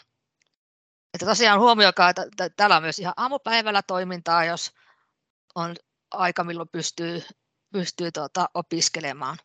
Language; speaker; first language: Finnish; native; Finnish